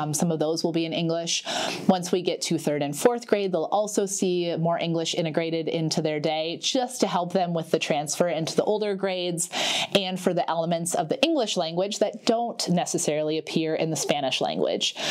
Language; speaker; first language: English; native; English